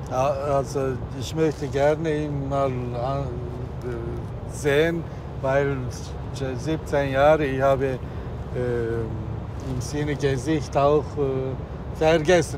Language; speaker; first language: German; non-native, learner; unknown